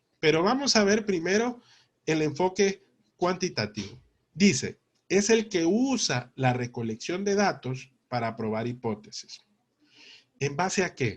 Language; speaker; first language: Spanish; native; Spanish